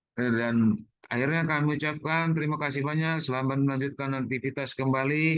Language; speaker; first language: Indonesian; native; Indonesian